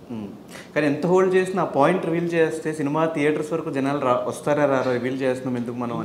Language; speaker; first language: Telugu; native; Telugu